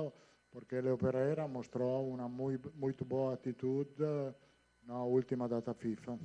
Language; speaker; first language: Portuguese; non-native, fluent; Italian